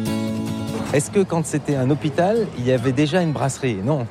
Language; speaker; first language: French; native; French